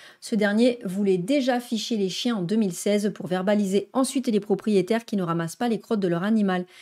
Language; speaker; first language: French; native; French